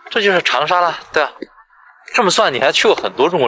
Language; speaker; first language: Chinese; native; Chinese